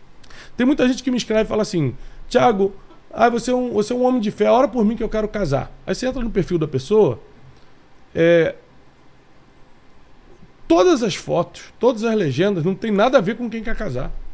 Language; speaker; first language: Portuguese; native; Portuguese